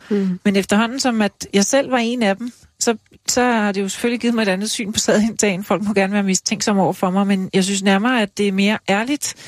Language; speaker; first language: Danish; native; Danish